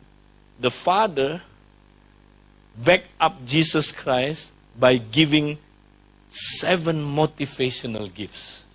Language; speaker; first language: English; non-native, fluent; Indonesian